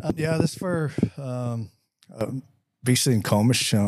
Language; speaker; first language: German; non-native, learner; English